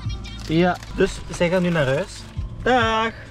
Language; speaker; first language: Dutch; native; Dutch